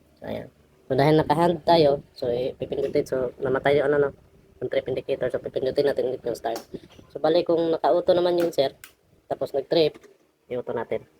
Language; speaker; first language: Filipino; non-native, local second language; Cebuano